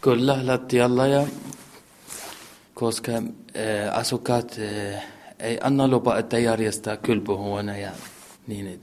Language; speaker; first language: Finnish; non-native, learner; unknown